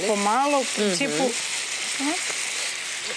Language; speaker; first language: Serbian; native; Serbian